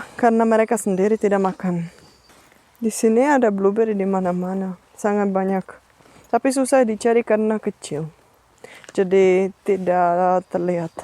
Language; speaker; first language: Indonesian; non-native, fluent; Czech